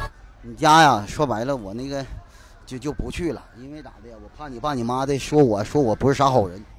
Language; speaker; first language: Chinese; native; Chinese